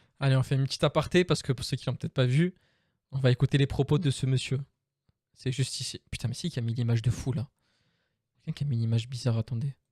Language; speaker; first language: French; native; French